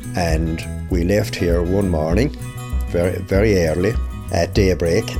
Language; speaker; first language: English; native; English